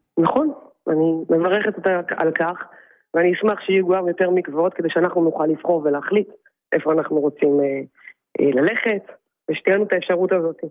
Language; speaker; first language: Hebrew; native; Hebrew